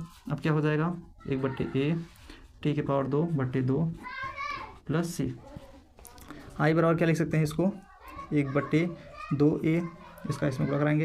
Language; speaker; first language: Hindi; native; Hindi